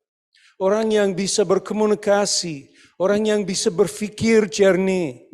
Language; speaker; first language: Indonesian; non-native, fluent; English